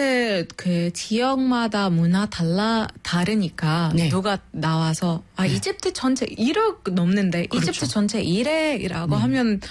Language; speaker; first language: Korean; non-native, fluent; Arabic